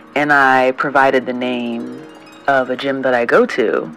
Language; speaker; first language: English; non-native, fluent; Portuguese